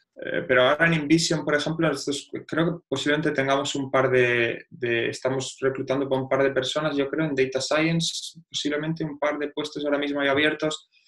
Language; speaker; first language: Spanish; native; Spanish